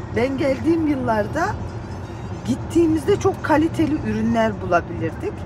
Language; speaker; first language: Turkish; native; Turkish